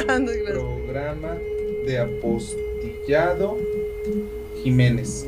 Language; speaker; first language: Spanish; native; Spanish